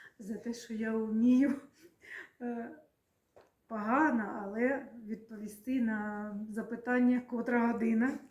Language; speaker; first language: Ukrainian; non-native, local second language; Russian